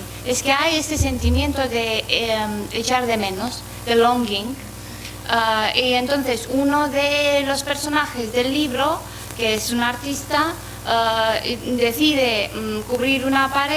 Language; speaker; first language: Spanish; non-native, fluent; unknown